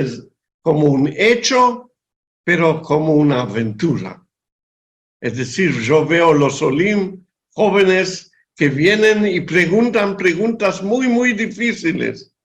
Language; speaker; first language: Spanish; non-native, fluent; Hebrew